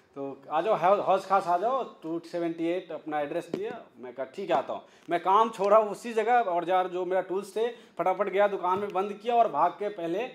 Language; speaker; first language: Hindi; native; Hindi